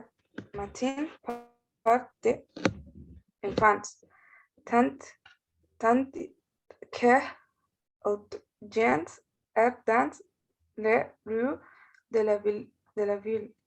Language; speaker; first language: French; non-native, learner; Spanish